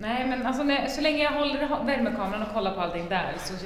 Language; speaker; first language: Swedish; native; Swedish